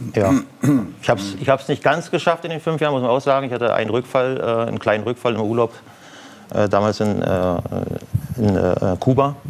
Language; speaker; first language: German; native; German